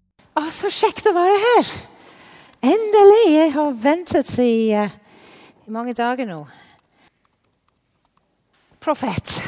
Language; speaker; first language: Norwegian; non-native, fluent; English